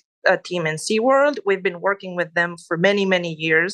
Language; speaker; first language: English; non-native, fluent; Spanish